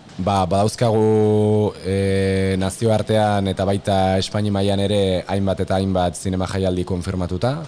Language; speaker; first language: Basque; native; Basque